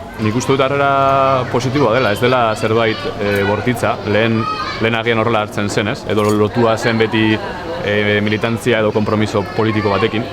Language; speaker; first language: Basque; non-native, local second language; Spanish